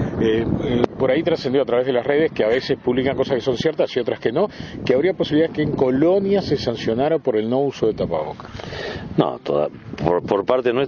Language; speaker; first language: Spanish; native; Spanish